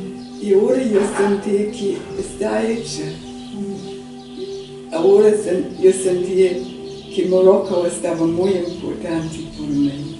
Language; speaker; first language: Spanish; non-native, learner; English